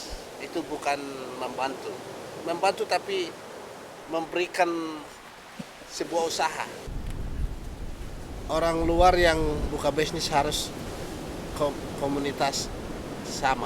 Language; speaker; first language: Indonesian; non-native, local second language; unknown